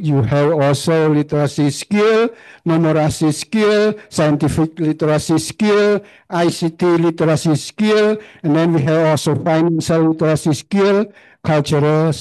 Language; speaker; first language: English; non-native, learner; Khmer